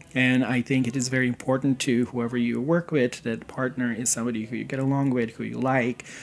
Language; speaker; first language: English; non-native, fluent; Serbian